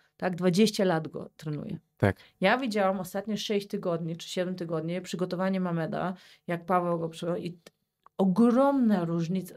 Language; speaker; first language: Polish; early bilingual, heritage; Polish